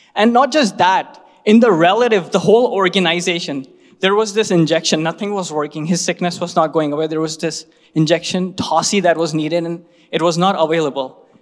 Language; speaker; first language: English; non-native, local second language; Hindi